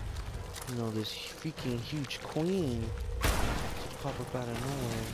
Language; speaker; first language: English; native; English